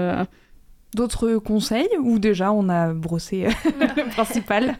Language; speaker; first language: French; native; French